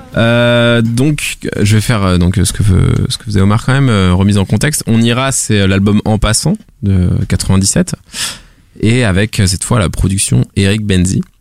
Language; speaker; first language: French; native; French